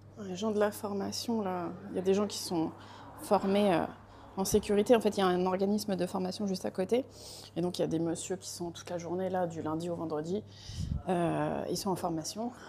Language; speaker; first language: French; early bilingual, other home language; Portuguese